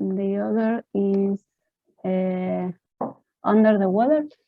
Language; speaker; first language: English; non-native, learner; Spanish